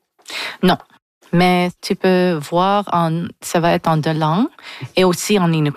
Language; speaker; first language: French; non-native, local second language; English